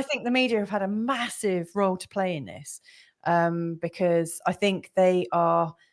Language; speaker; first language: English; native; English